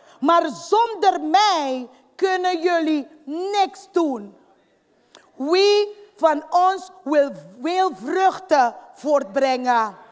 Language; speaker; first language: Dutch; non-native, fluent; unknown